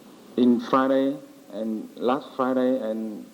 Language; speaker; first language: English; non-native, learner; Vietnamese